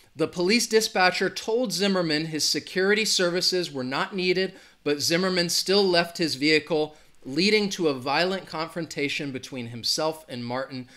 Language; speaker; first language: English; native; English